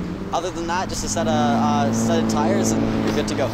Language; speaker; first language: English; native; English